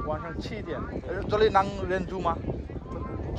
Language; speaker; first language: Chinese; non-native, learner; Bangla